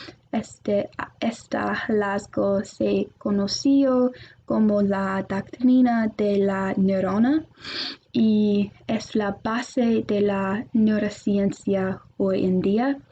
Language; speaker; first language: Spanish; non-native, learner; English